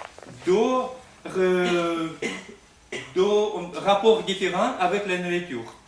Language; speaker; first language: French; non-native, fluent; Russian